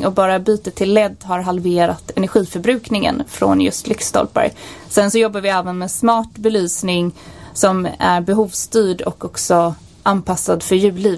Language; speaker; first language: Swedish; native; Swedish